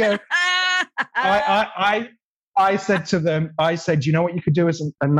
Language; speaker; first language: English; native; English